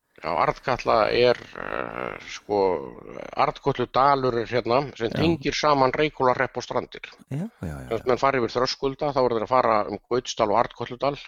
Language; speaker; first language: Icelandic; native; Icelandic